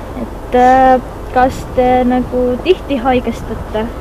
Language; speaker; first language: Estonian; non-native, local second language; Russian